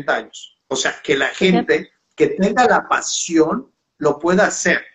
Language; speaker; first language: Spanish; native; Spanish